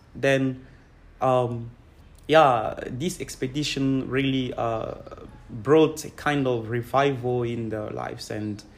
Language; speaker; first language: English; non-native, fluent; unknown